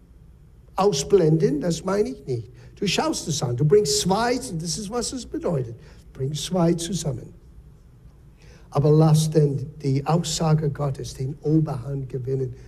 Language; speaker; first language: German; non-native, fluent; English